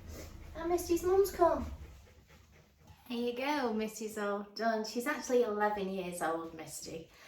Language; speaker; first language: English; native; English